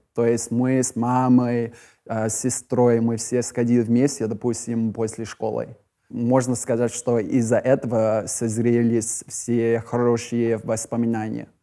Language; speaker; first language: Russian; non-native, fluent; English